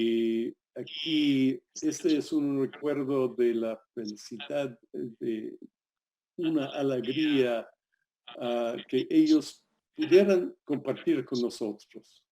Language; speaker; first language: Spanish; non-native, fluent; English